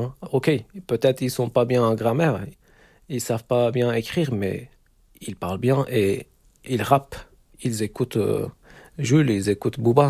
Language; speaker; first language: French; non-native, fluent; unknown